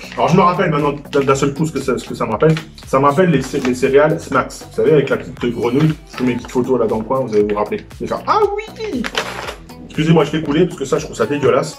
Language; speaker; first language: French; native; French